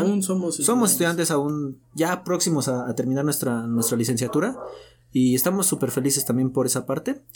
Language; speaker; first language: Spanish; native; Spanish